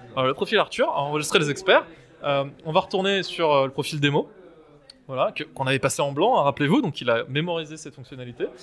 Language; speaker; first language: French; native; French